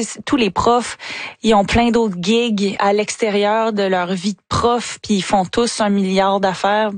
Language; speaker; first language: French; native; French